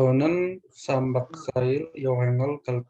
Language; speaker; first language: Korean; non-native, learner; Indonesian